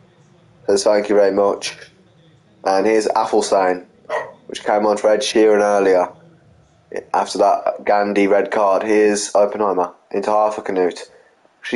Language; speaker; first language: English; native; English